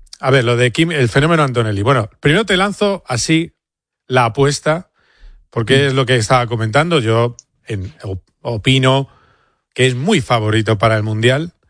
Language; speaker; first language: Spanish; native; Spanish